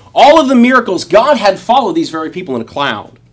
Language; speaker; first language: English; native; English